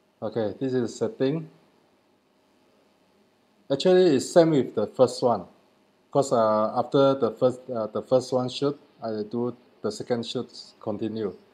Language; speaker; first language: English; non-native, learner; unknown